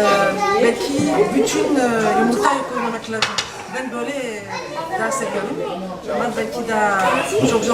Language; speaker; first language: Turkish; non-native, learner; French